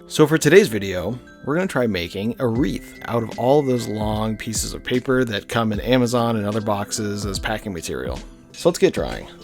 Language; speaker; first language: English; native; English